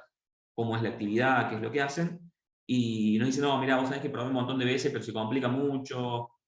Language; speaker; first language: Spanish; native; Spanish